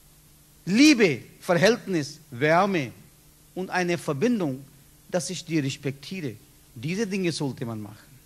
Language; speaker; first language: German; non-native, learner; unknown